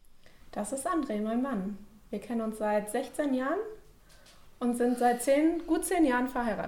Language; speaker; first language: German; native; German